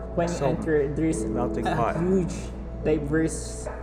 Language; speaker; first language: English; early bilingual, other home language; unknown